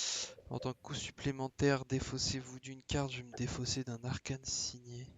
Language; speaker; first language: French; native; French